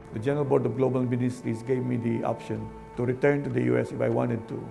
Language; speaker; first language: English; non-native, local second language; Filipino